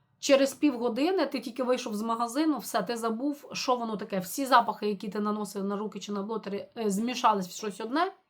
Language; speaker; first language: Ukrainian; non-native, local second language; Russian